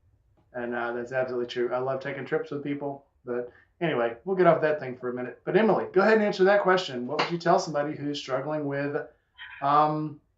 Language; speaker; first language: English; native; English